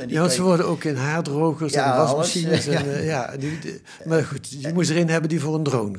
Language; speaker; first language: Dutch; native; Dutch